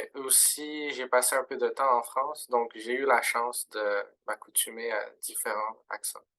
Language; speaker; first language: French; early bilingual, other home language; Arabic